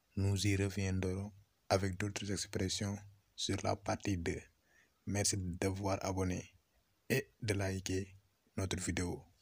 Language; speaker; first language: French; non-native, local second language; Wolof